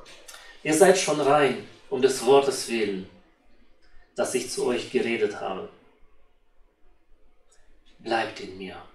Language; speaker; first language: German; non-native, fluent; Russian